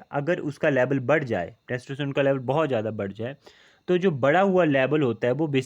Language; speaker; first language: Hindi; native; Hindi